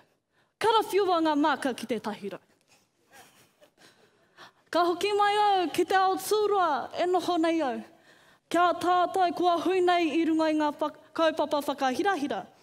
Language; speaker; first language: Māori; non-native, local second language; English